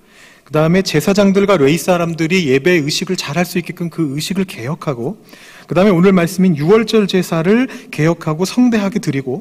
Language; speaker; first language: Korean; native; Korean